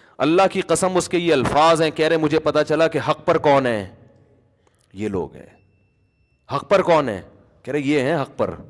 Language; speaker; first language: Urdu; native; Urdu